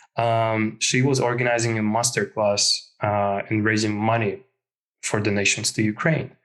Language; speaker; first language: English; non-native, fluent; Russian